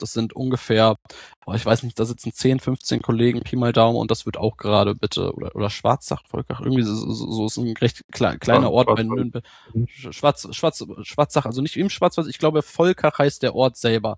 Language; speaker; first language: German; native; German